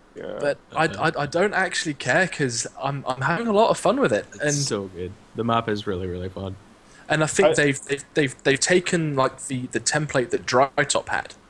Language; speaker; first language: English; native; English